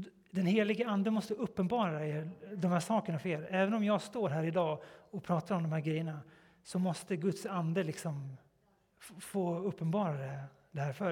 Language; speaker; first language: Swedish; native; Swedish